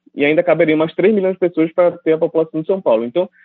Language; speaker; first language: Portuguese; native; Portuguese